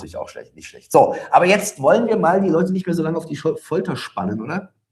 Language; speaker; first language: German; native; German